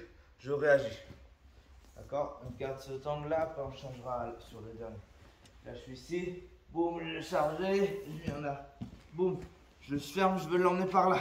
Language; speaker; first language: French; native; French